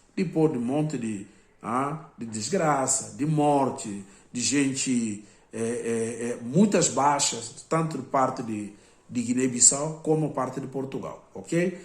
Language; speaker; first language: Portuguese; non-native, local second language; Upper Guinea Crioulo